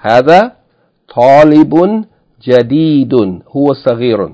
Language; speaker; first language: Arabic; non-native, fluent; English